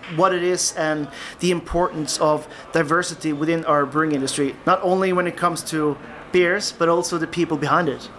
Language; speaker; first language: English; non-native, fluent; Norwegian